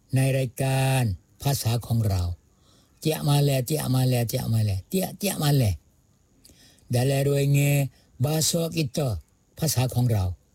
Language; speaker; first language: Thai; non-native, local second language; Pattani Malay